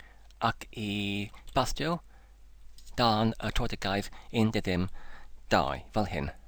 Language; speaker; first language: Welsh; non-native, fluent; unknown